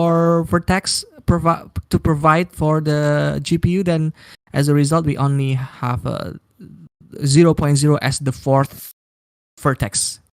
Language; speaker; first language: English; non-native, fluent; Indonesian